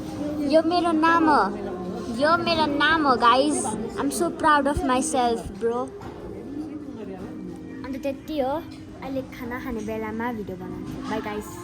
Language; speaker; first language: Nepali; non-native, local second language; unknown